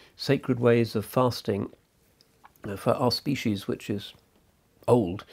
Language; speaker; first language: English; native; English